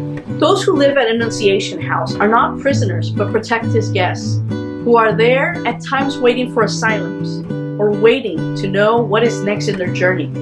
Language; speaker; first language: English; non-native, local second language; Spanish